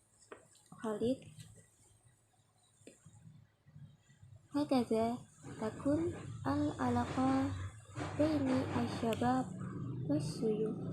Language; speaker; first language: Arabic; non-native, learner; Indonesian